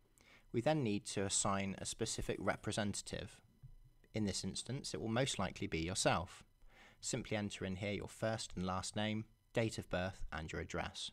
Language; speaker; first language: English; native; English